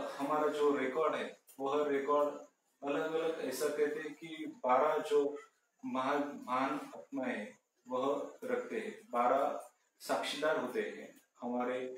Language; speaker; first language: Hindi; non-native, local second language; Marathi